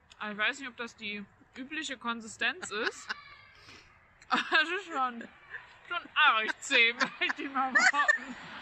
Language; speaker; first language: German; native; German